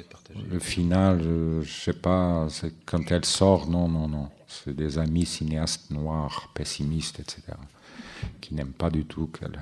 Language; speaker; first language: French; non-native, fluent; Portuguese